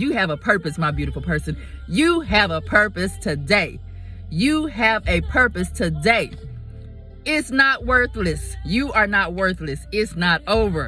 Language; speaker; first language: English; native; English